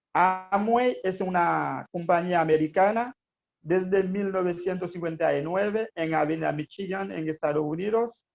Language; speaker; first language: Spanish; non-native, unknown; Haitian Creole